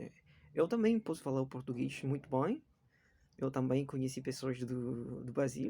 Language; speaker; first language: Portuguese; non-native, fluent; Spanish